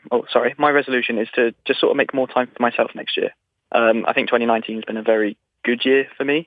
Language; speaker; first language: English; native; English